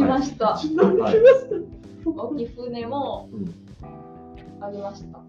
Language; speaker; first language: Japanese; non-native, learner; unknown